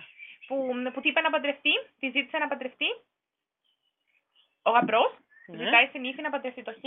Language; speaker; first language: Greek; non-native, fluent; German